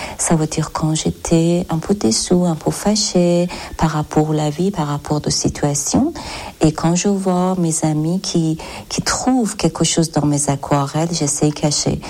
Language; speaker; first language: French; non-native, learner; Persian